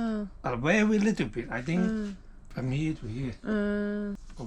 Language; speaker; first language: English; non-native, local second language; Cantonese